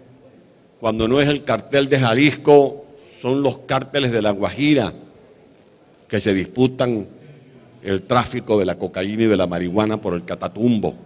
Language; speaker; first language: Spanish; native; Spanish